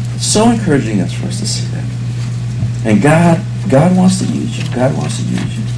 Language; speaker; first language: English; early bilingual, other home language; Vietnamese